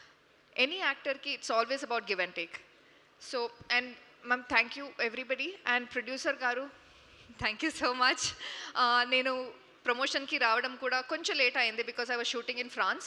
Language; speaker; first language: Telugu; non-native, fluent; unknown